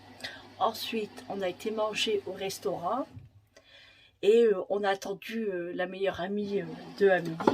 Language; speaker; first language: French; native; French